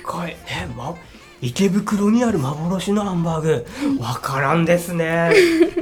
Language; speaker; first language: Japanese; native; Japanese